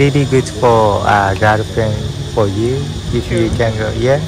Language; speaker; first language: English; non-native, learner; Japanese